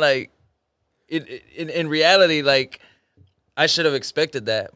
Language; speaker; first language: English; early bilingual, other home language; Spanish